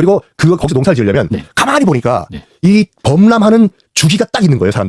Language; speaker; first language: Korean; native; Korean